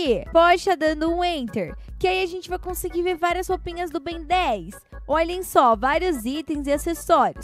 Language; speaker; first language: Portuguese; native; Portuguese